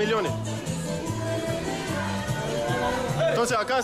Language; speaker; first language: Spanish; non-native, learner; English